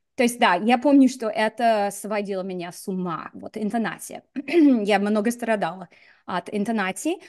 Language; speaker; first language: Russian; non-native, fluent; English